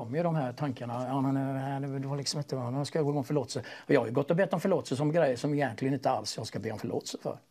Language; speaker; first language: Swedish; native; Swedish